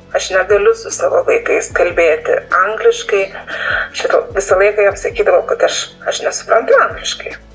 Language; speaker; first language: Lithuanian; native; Lithuanian